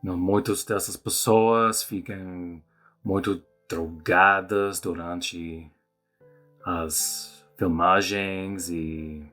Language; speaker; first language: Portuguese; non-native, fluent; English